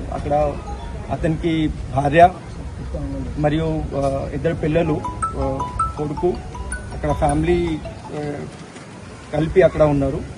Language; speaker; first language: Telugu; non-native, learner; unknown